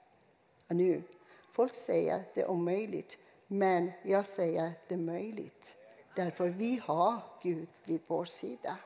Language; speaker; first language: Swedish; non-native, fluent; Persian